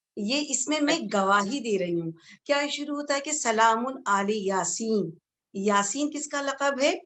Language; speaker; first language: Urdu; native; Urdu